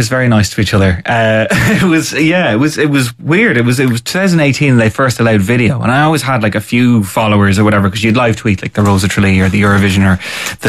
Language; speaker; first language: English; native; English